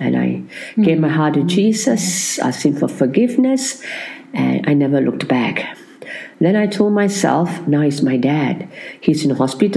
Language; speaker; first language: English; non-native, local second language; Tamil